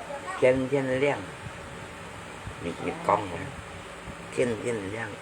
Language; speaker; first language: Chinese; non-native, learner; Hakka Chinese